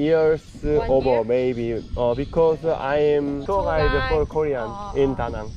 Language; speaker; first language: English; non-native, learner; Korean